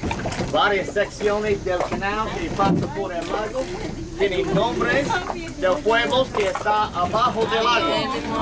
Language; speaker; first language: Spanish; non-native, learner; English